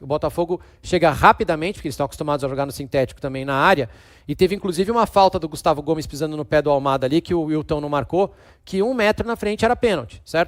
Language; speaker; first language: Portuguese; native; Portuguese